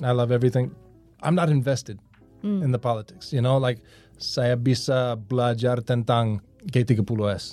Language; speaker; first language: English; native; English